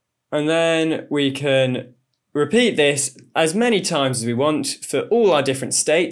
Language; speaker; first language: English; native; English